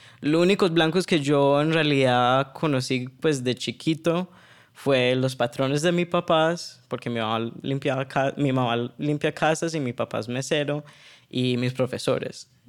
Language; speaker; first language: Spanish; early bilingual, heritage; Spanish